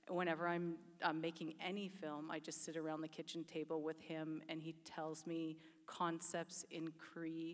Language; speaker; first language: English; native; English